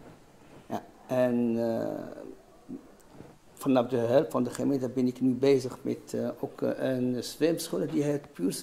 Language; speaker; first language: Dutch; non-native, learner; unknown